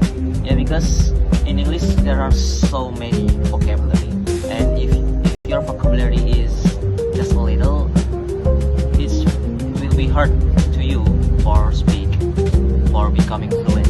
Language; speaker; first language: English; non-native, learner; Indonesian